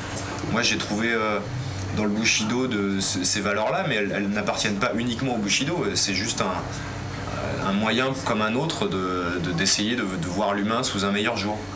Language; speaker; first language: French; non-native, fluent; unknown